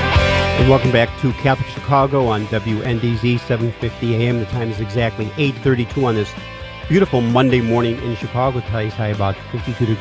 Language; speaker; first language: English; native; English